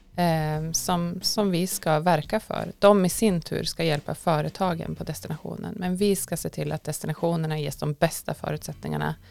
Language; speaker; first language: Swedish; native; Swedish